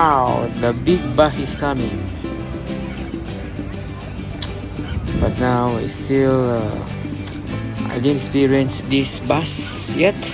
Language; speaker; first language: English; non-native, local second language; Filipino